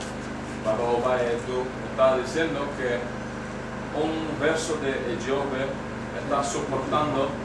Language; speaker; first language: Spanish; non-native, learner; Yoruba